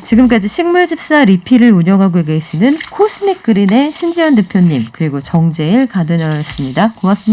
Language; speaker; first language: Korean; native; Korean